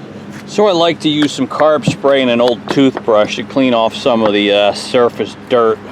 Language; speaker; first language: English; native; English